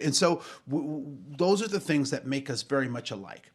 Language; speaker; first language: English; native; English